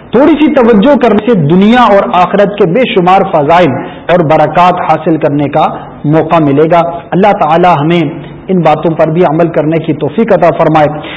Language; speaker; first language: Urdu; native; Urdu